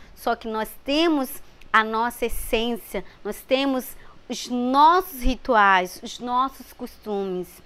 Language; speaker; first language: Portuguese; native; Portuguese